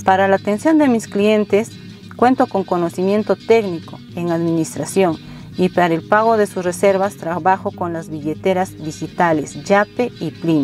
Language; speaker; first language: Spanish; native; Spanish